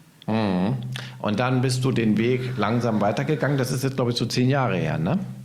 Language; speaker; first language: German; native; German